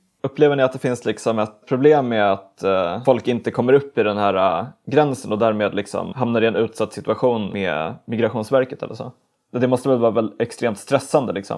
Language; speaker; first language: Swedish; native; Swedish